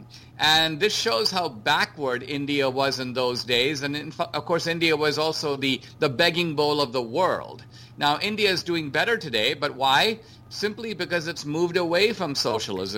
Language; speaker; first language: English; non-native, local second language; Konkani